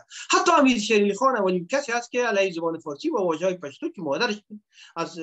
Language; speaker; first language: Persian; native; Persian